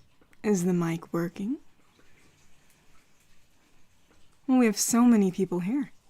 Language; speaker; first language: English; native; English